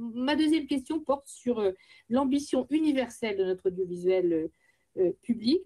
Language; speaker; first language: French; native; French